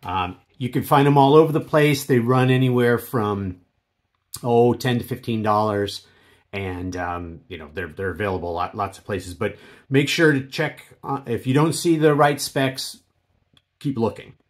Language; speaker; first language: English; native; English